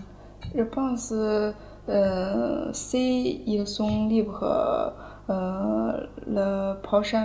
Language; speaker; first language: French; non-native, learner; Chinese